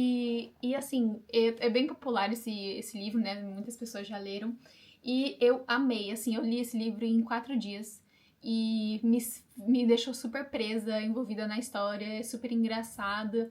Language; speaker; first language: Portuguese; native; Portuguese